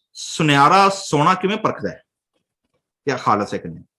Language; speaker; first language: Urdu; non-native, local second language; Punjabi